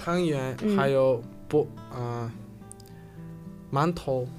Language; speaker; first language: Chinese; non-native, learner; Uzbek